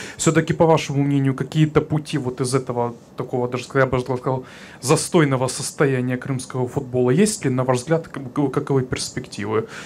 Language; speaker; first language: Russian; native; Russian